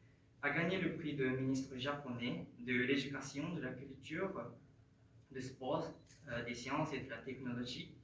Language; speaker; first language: French; non-native, fluent; Japanese